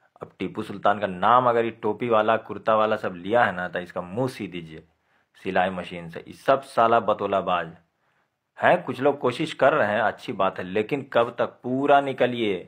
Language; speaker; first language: Urdu; native; Urdu